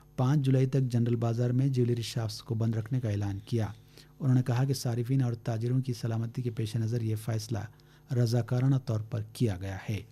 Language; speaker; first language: Hindi; native; Hindi